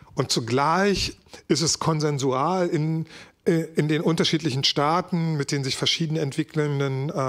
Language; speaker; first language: German; native; German